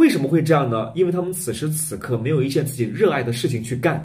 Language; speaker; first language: Chinese; native; Chinese